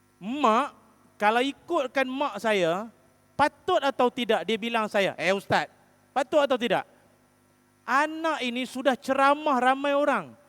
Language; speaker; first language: Malay; native; Malay